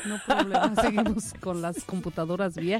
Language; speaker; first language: Spanish; native; Spanish